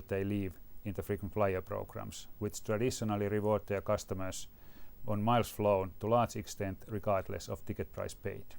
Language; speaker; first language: English; non-native, fluent; Finnish